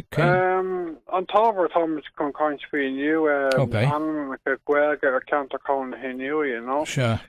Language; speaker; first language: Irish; non-native, local second language; English